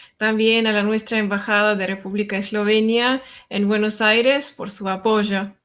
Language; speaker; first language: Spanish; non-native, fluent; Slovenian